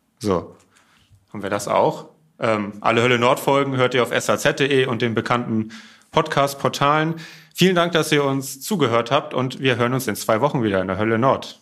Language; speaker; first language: German; native; German